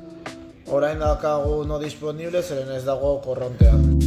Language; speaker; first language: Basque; non-native, local second language; Spanish